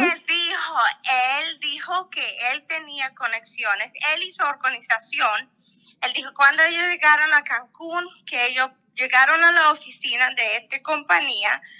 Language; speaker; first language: Spanish; non-native, fluent; Russian